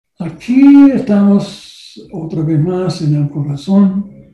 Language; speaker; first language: Spanish; non-native, learner; English